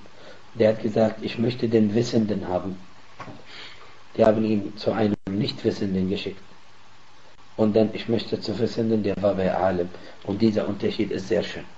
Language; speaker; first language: German; non-native, fluent; Arabic